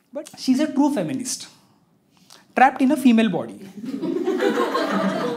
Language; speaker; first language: Hindi; non-native, local second language; Gujarati